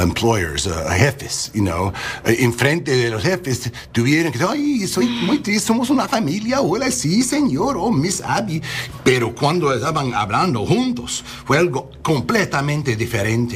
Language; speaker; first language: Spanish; non-native, learner; English